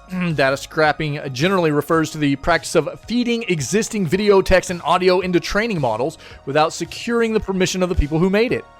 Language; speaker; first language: English; native; English